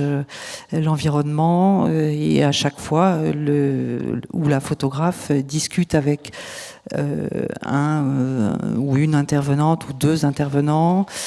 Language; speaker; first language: French; native; French